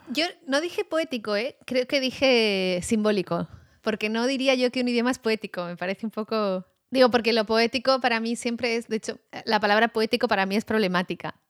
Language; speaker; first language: Spanish; native; Spanish